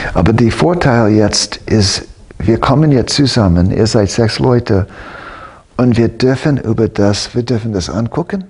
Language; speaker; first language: German; non-native, fluent; English